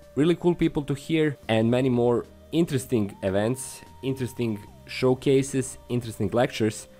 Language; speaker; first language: English; non-native, fluent; Serbian